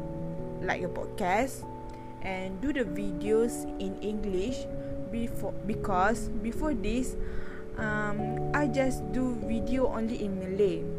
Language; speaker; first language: English; non-native, learner; Malay